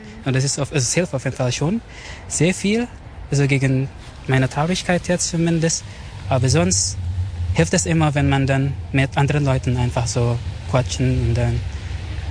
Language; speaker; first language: German; non-native, fluent; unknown